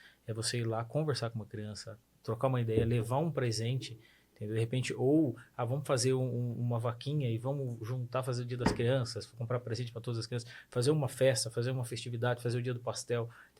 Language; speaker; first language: Portuguese; native; Portuguese